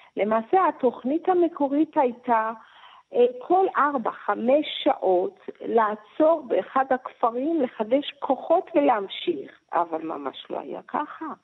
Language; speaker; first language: Hebrew; early bilingual, other home language; Persian